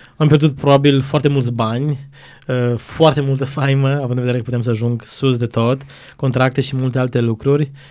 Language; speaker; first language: Romanian; non-native, local second language; Croatian